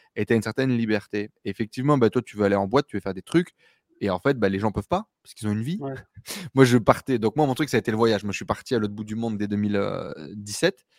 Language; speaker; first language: French; native; French